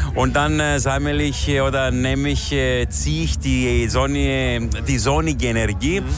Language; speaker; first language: German; non-native, fluent; Greek